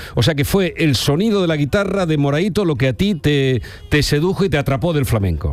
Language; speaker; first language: Spanish; native; Spanish